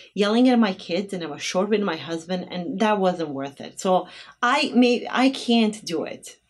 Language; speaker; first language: English; non-native, fluent; Bosnian